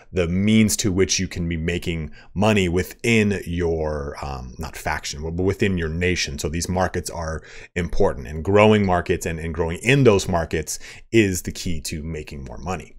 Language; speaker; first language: English; native; English